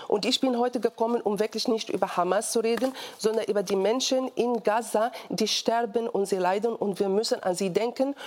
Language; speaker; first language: German; non-native, fluent; Arabic